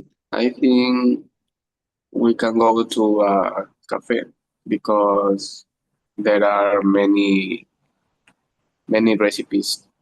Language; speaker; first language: English; non-native, learner; Spanish